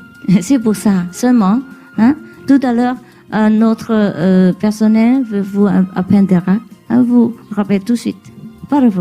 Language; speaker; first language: French; non-native, learner; Chinese